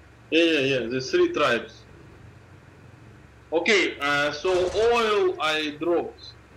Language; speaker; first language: English; non-native, learner; Russian